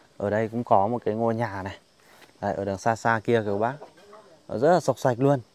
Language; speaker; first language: Vietnamese; non-native, local second language; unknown